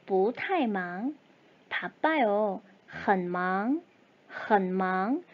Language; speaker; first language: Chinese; non-native, fluent; Korean